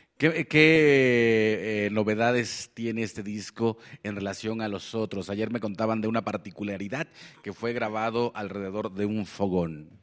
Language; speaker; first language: Spanish; non-native, local second language; Nahuatl languages